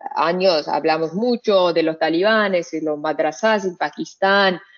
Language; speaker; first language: Spanish; non-native, fluent; Arabic